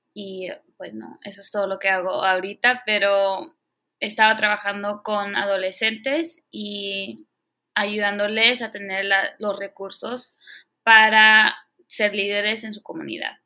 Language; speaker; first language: Spanish; early bilingual, heritage; Spanish